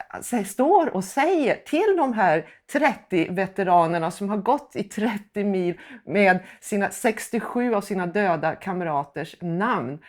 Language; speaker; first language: Swedish; native; Swedish